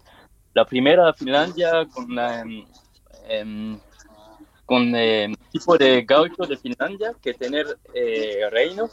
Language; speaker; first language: Spanish; non-native, learner; French